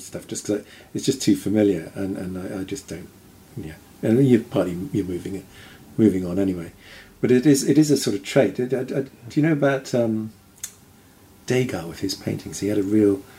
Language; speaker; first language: English; native; English